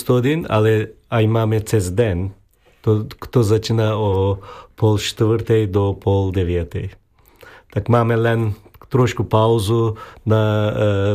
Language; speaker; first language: Slovak; non-native, learner; Turkish